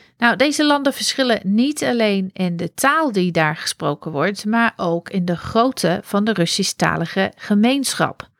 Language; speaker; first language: Dutch; non-native, fluent; English